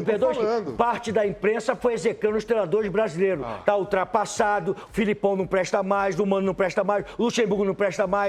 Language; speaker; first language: Portuguese; native; Portuguese